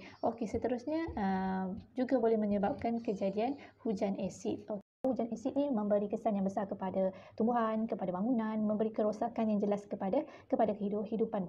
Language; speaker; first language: Malay; native; Malay